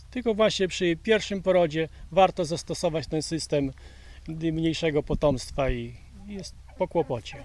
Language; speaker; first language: Polish; native; Polish